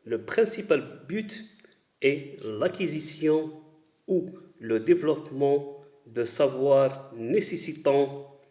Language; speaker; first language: French; non-native, local second language; Arabic